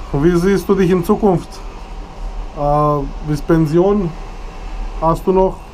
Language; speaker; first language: German; native; German